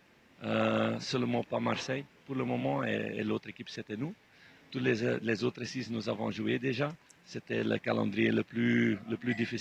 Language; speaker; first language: French; non-native, fluent; Dutch